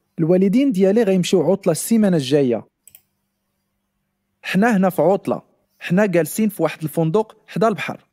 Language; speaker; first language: Arabic; non-native, learner; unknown